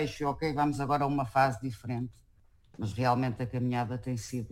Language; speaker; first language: Portuguese; native; Portuguese